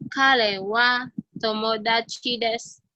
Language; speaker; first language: Japanese; non-native, learner; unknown